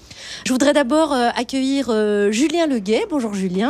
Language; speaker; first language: French; native; French